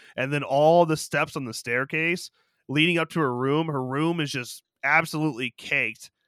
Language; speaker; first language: English; native; English